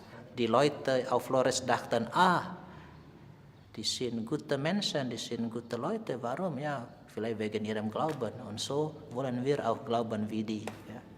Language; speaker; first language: German; non-native, fluent; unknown